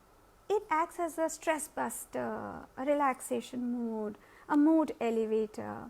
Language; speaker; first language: English; non-native, local second language; Hindi